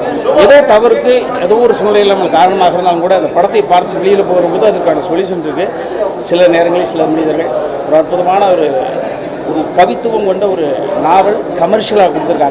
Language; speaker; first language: Tamil; native; Tamil